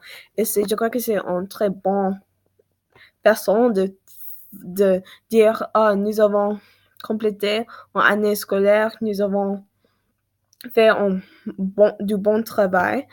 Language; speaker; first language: French; non-native, learner; English